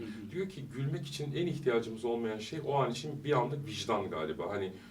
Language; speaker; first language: Turkish; early bilingual, heritage; Turkish